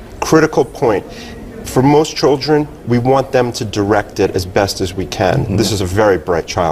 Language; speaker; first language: English; native; English